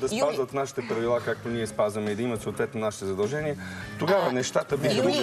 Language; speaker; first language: Bulgarian; native; Bulgarian